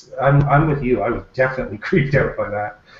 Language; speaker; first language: English; native; English